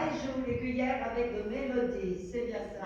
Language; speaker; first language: French; non-native, fluent; Vietnamese